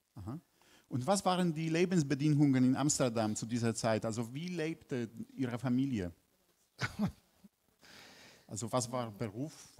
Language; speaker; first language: German; non-native, fluent; Polish